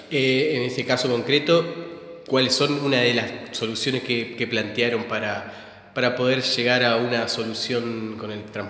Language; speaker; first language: Spanish; native; Spanish